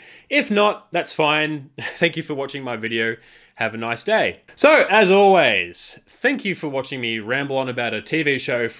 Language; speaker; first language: English; native; English